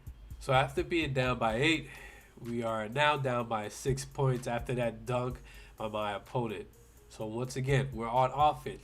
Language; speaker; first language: English; native; English